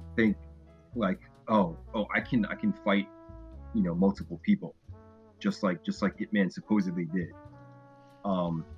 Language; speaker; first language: English; native; English